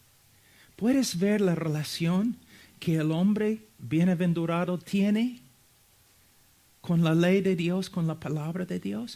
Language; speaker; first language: Spanish; non-native, fluent; English